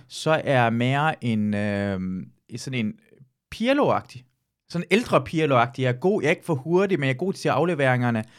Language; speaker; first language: Danish; early bilingual, other home language; Persian